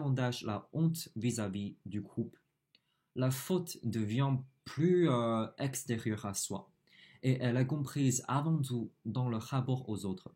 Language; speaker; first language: French; non-native, fluent; Chinese